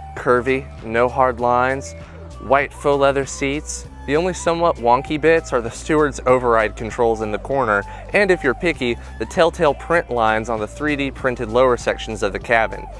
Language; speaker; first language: English; native; English